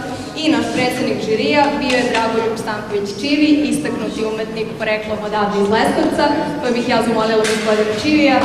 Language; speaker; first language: Serbian; native; Serbian